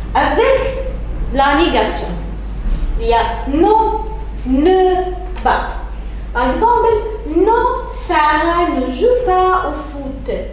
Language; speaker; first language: French; non-native, fluent; Arabic